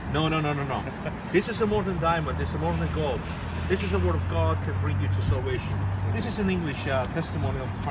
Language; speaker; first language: English; non-native, learner; Russian